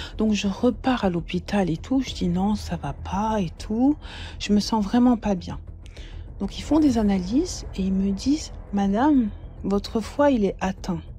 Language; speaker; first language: French; native; French